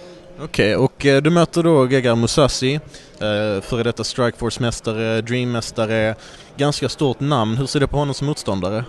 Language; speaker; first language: Swedish; native; Swedish